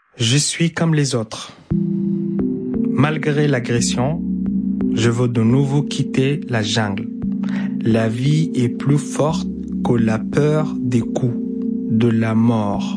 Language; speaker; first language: French; non-native, fluent; Arabic